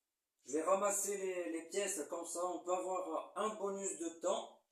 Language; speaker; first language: French; native; French